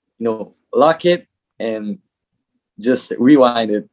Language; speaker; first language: English; non-native, learner; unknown